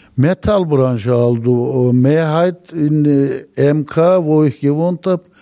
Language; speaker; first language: German; non-native, fluent; Turkish